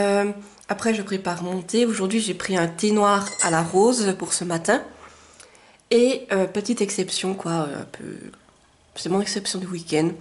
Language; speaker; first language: French; native; French